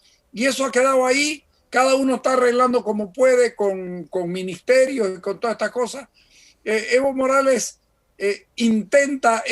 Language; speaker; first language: Spanish; native; Spanish